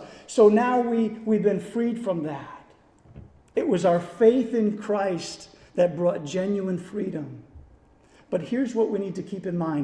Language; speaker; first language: English; native; English